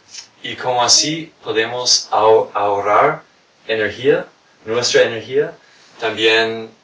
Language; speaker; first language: Spanish; non-native, fluent; English